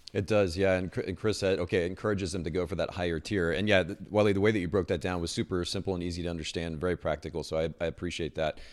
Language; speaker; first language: English; native; English